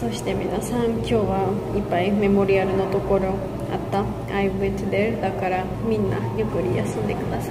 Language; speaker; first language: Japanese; non-native, learner; Georgian